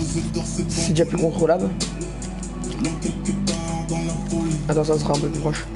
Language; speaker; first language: French; native; French